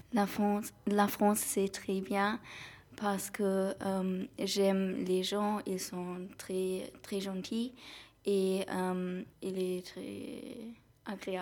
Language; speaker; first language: French; non-native, learner; German